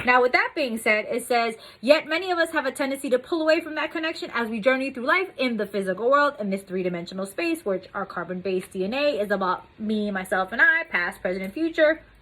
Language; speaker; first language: English; native; English